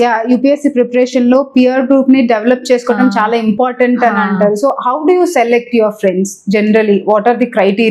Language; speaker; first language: Telugu; native; Telugu